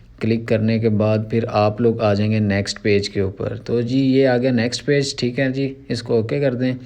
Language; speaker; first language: Urdu; non-native, local second language; Punjabi